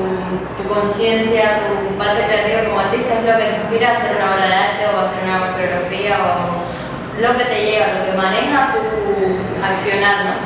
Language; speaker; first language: Spanish; native; Spanish